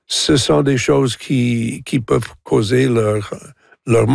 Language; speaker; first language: French; non-native, local second language; English